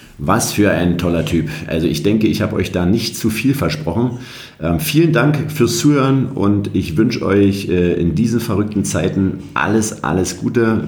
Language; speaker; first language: German; native; German